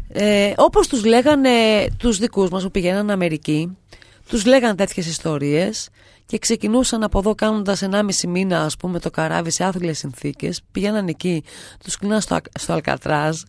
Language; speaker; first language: Greek; native; Greek